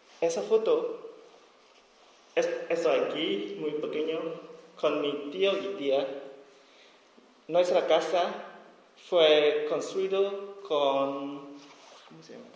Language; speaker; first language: Spanish; non-native, learner; S'gaw Karen